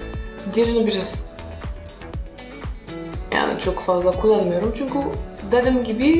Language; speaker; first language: Turkish; non-native, fluent; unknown